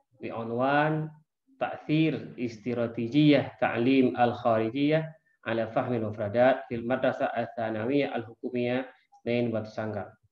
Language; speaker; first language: Arabic; non-native, fluent; Indonesian